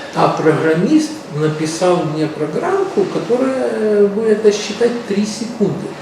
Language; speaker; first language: Russian; non-native, local second language; Ukrainian